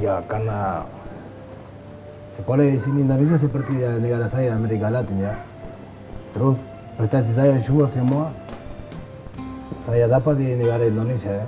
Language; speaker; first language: Indonesian; non-native, fluent; Spanish